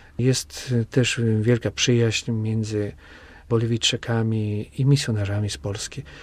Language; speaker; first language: Polish; native; Polish